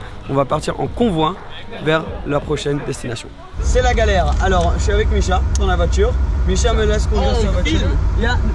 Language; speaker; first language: French; native; French